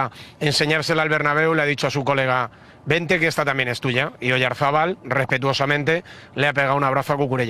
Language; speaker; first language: Spanish; native; Spanish